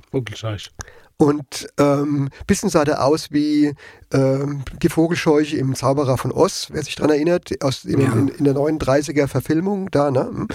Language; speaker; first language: German; native; German